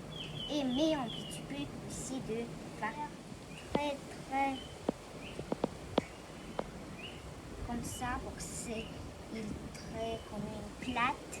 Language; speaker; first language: French; non-native, learner; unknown